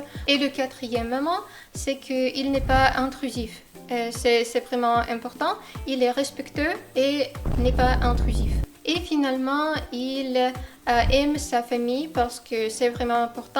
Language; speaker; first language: French; non-native, fluent; Russian